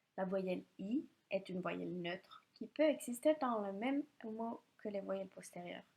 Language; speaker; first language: French; non-native, fluent; Finnish